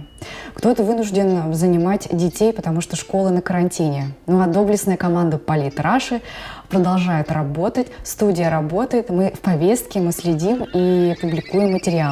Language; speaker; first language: Russian; native; Russian